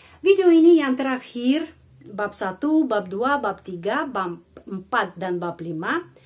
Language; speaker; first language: Indonesian; non-native, fluent; Russian